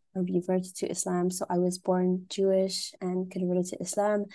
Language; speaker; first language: English; native; English